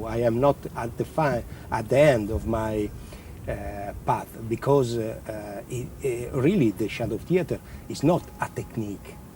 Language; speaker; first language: English; non-native, learner; Italian